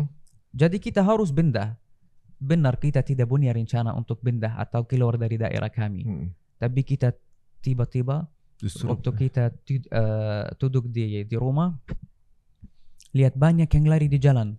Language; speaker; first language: Indonesian; non-native, fluent; Arabic